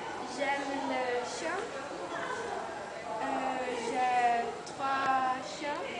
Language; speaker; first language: French; non-native, learner; Portuguese